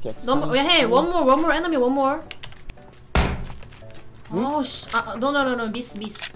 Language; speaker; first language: English; non-native, learner; Korean